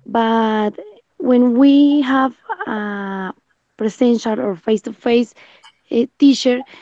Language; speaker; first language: English; non-native, learner; Spanish